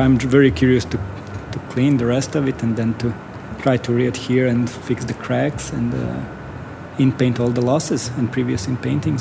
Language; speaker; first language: English; non-native, fluent; Bosnian